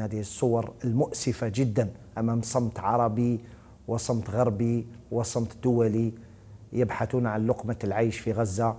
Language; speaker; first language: Arabic; native; Arabic